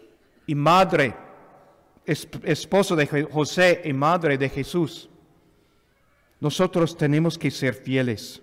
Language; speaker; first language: Spanish; non-native, fluent; English